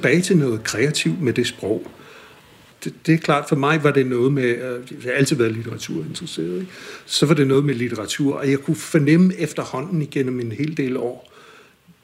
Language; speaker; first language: Danish; non-native, fluent; English